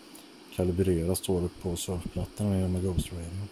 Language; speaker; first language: Swedish; native; Swedish